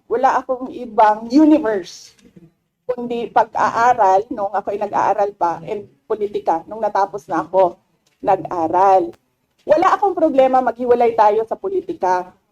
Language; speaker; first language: Filipino; non-native, local second language; Cebuano